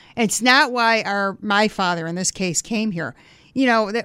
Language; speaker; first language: English; early bilingual, other home language; Italian